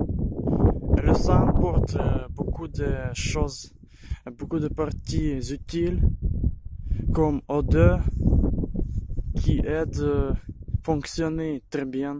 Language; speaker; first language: French; non-native, learner; Ukrainian